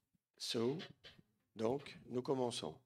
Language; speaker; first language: French; native; French